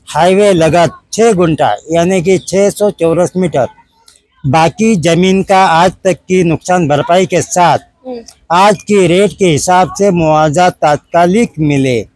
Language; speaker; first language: Hindi; non-native, local second language; Marathi